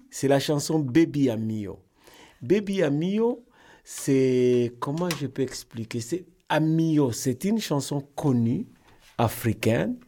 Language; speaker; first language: French; non-native, local second language; Lingala